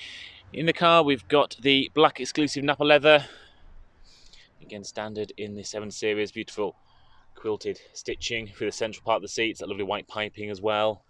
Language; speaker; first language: English; native; English